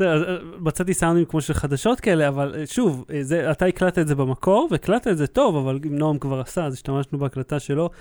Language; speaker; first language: Hebrew; early bilingual, other home language; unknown